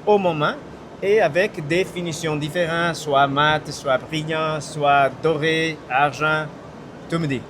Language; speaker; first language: French; non-native, fluent; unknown